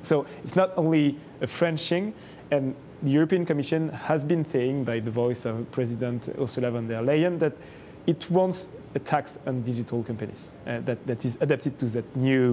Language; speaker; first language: English; non-native, fluent; French